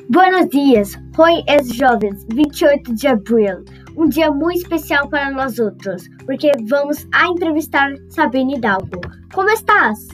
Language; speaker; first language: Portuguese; non-native, learner; Spanish